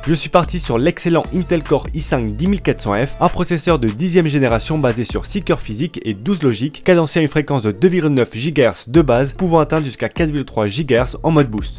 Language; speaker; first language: French; native; French